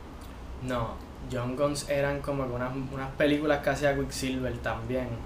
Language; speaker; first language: Spanish; native; Spanish